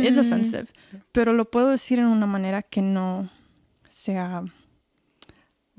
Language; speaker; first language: Spanish; early bilingual, heritage; Spanish